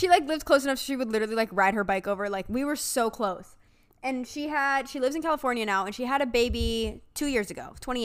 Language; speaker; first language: English; native; English